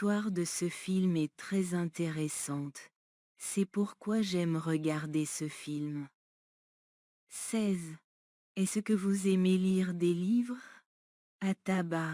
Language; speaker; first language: French; non-native, learner; Bangla